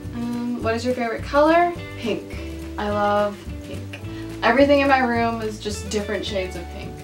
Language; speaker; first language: English; native; English